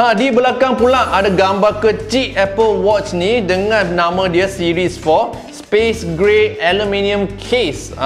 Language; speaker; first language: Malay; non-native, local second language; Cantonese